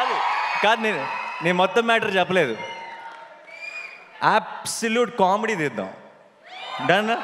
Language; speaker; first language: Telugu; native; Telugu